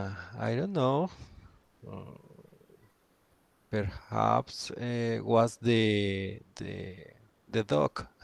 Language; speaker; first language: English; non-native, learner; Spanish